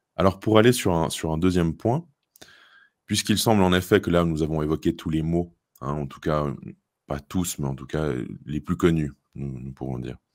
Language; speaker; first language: French; native; French